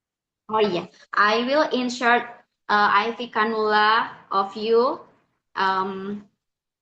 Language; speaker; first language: English; non-native, learner; Indonesian